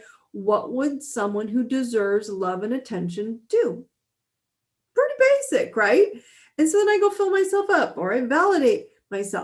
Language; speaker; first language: English; native; English